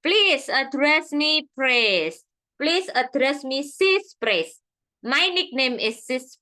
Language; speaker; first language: English; non-native, fluent; Indonesian